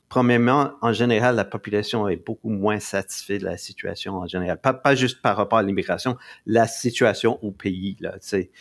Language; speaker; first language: French; non-native, local second language; English